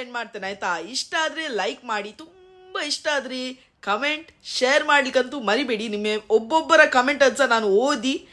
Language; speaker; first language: Kannada; native; Kannada